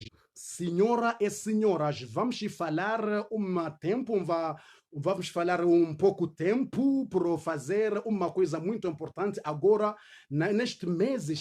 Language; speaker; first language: Portuguese; non-native, learner; Swahili